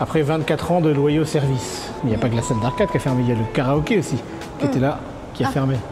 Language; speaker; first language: French; native; French